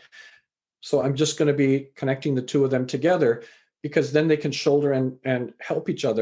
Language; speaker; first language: English; native; English